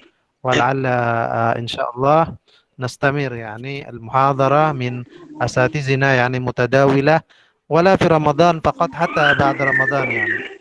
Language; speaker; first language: Arabic; non-native, fluent; Indonesian